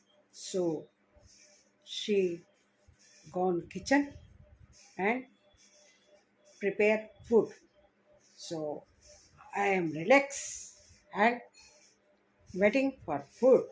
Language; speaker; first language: English; non-native, learner; Hindi